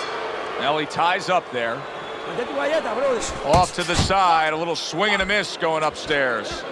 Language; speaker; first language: English; native; English